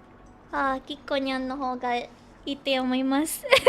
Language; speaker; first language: Japanese; non-native, learner; Filipino